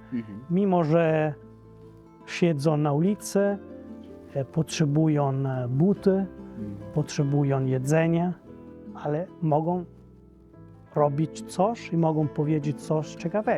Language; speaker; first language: Polish; non-native, fluent; Italian